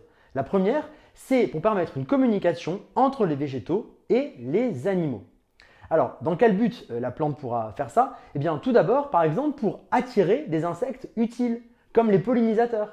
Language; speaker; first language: French; native; French